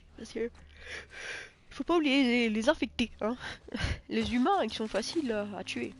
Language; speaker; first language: French; native; French